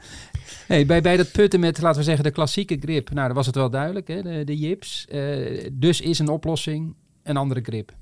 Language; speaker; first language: Dutch; native; Dutch